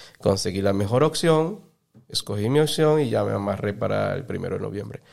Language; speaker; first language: Spanish; native; Spanish